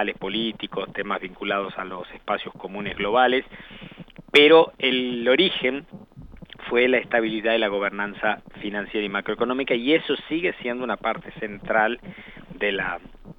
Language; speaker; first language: Spanish; native; Spanish